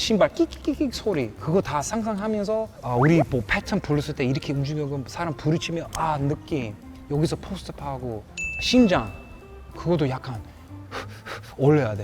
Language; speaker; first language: Korean; non-native, fluent; English